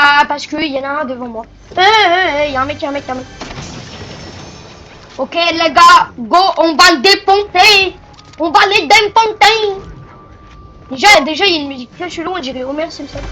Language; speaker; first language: French; native; French